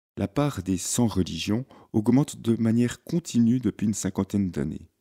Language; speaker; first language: French; native; French